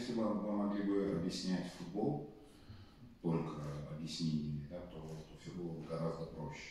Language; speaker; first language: Russian; native; Russian